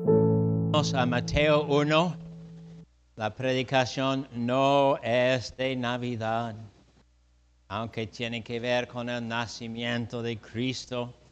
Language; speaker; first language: Spanish; non-native, fluent; English